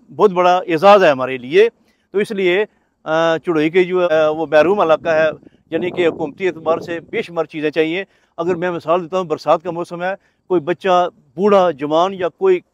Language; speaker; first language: Urdu; non-native, local second language; Pahari-Potwari